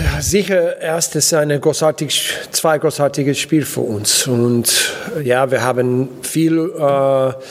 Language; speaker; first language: German; non-native, learner; English